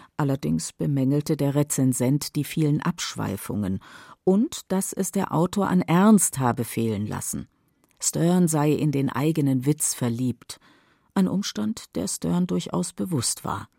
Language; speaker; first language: German; native; German